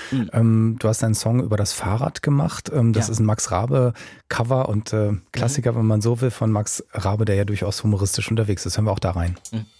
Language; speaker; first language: German; native; German